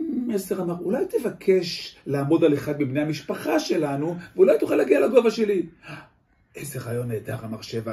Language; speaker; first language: Hebrew; native; Hebrew